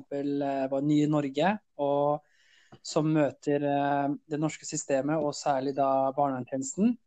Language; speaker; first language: Norwegian; early bilingual, other home language; Somali